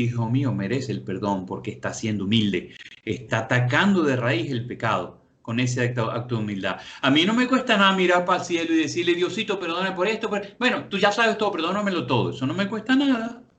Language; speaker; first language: Spanish; native; Spanish